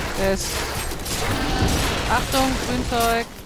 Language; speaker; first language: German; native; German